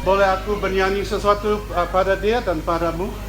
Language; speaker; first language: Indonesian; non-native, learner; English